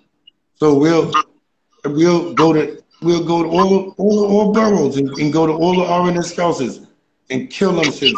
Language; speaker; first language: English; native; English